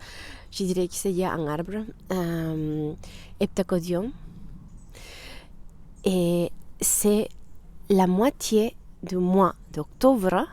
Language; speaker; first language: French; non-native, fluent; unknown